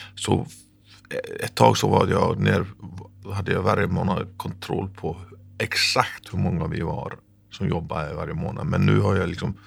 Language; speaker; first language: Swedish; non-native, fluent; Icelandic